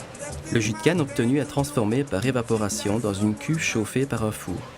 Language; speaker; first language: French; native; French